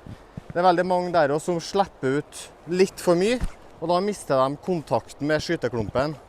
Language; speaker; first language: Norwegian; native; Norwegian